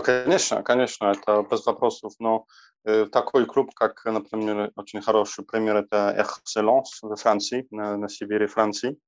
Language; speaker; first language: Russian; non-native, learner; Polish